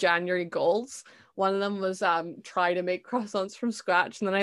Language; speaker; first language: English; native; English